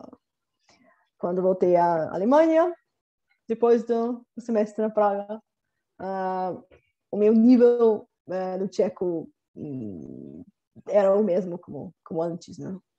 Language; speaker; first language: Portuguese; non-native, fluent; Bulgarian